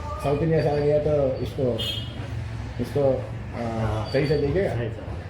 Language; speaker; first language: Hindi; non-native, local second language; Telugu